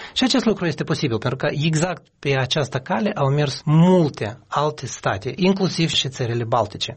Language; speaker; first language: Romanian; non-native, local second language; Russian